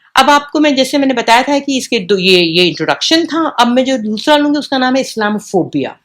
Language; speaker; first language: Urdu; native; Urdu